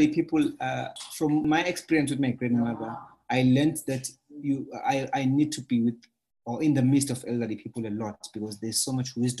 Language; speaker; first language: English; non-native, local second language; Zulu